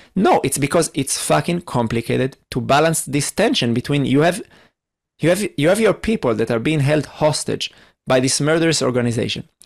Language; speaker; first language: English; non-native, fluent; Hebrew